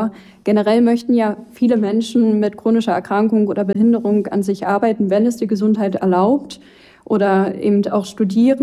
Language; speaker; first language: German; native; German